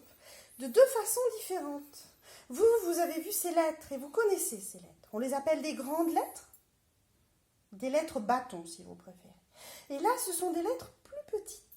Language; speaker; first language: French; native; French